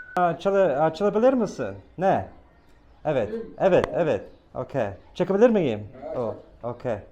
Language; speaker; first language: Turkish; non-native, learner; English